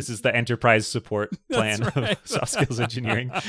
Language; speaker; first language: English; native; English